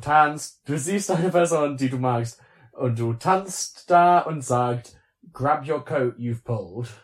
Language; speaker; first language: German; non-native, learner; English